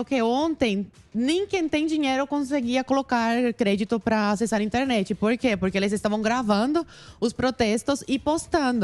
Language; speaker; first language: Portuguese; non-native, fluent; Spanish